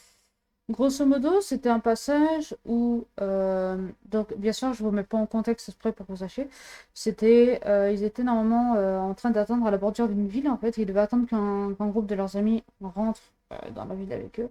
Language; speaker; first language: French; native; French